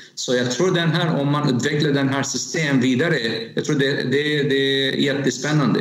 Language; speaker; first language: Swedish; non-native, learner; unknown